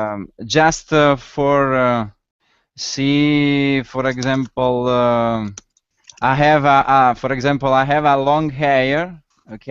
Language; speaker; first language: English; non-native, learner; Italian